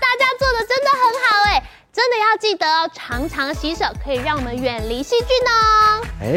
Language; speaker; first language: Chinese; native; Chinese